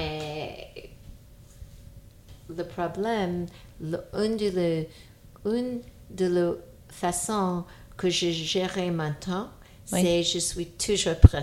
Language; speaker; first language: French; non-native, fluent; English